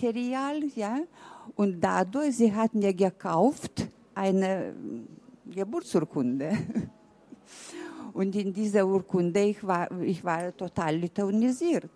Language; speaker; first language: German; early bilingual, heritage; German